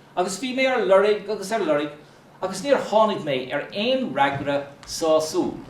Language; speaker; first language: Irish; non-native, local second language; English